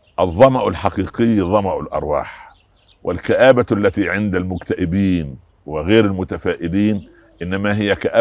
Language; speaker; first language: Arabic; native; Arabic